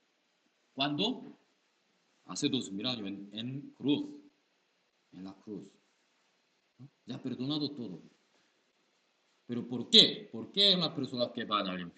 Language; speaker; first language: Spanish; non-native, learner; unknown